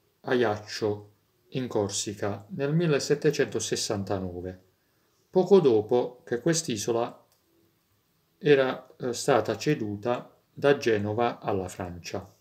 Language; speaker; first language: Italian; native; Italian